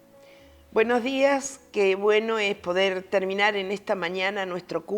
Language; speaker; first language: Spanish; native; Spanish